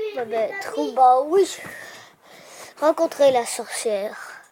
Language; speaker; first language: French; native; French